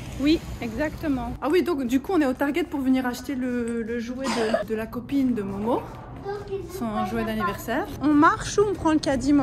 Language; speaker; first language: French; native; French